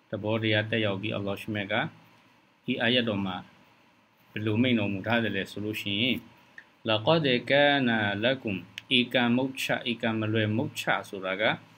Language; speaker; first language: Burmese; native; Burmese